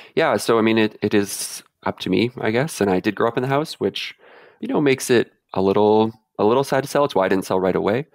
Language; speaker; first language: English; native; English